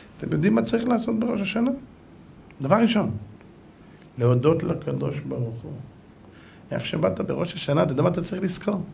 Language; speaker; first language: Hebrew; native; Hebrew